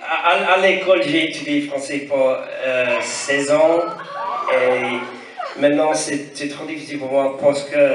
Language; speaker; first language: French; non-native, learner; English